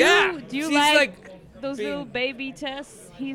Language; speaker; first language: English; non-native, fluent; Hebrew